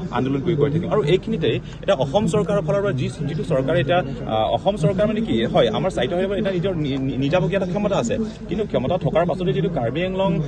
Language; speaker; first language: Assamese; non-native, local second language; Karbi